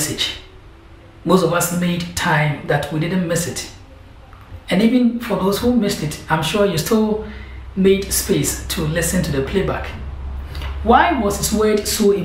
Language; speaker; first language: English; non-native, local second language; Akan